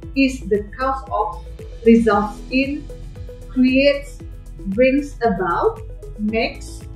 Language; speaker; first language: English; non-native, fluent; Indonesian